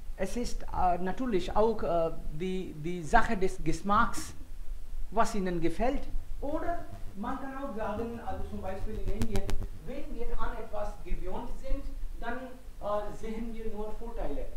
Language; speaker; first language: German; non-native, fluent; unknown